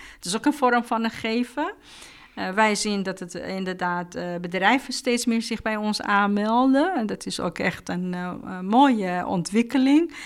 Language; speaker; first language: Dutch; non-native, fluent; Persian